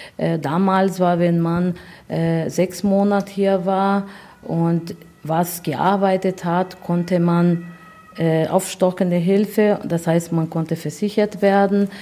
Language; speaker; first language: German; non-native, fluent; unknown